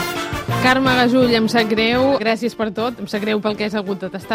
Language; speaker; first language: Catalan; native; Catalan